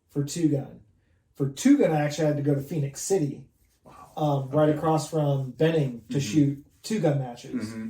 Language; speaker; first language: English; native; English